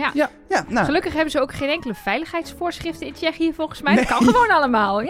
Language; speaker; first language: Dutch; native; Dutch